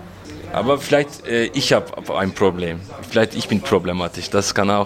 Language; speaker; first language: German; non-native, fluent; Turkish